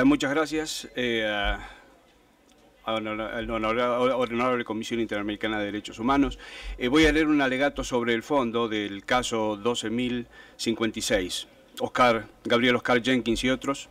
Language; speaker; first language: Spanish; native; Spanish